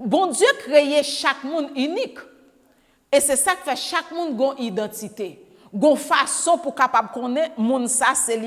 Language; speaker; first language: French; non-native, learner; Haitian Creole